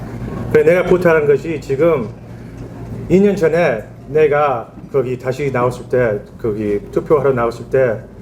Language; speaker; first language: Korean; early bilingual, heritage; Korean